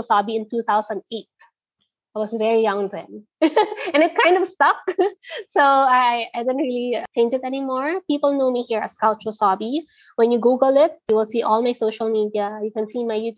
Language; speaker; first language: English; non-native, local second language; Filipino